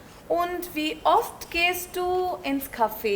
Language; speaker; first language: German; non-native, learner; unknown